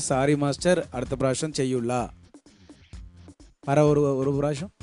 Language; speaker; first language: Malayalam; non-native, local second language; Tamil